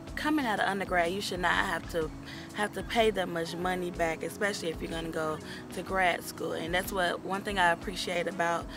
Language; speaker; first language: English; native; English